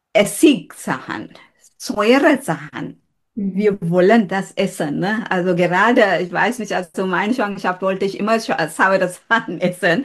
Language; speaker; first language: German; non-native, fluent; Sinhala